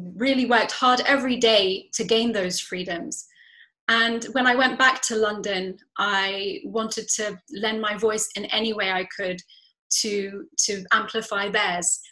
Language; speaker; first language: English; native; English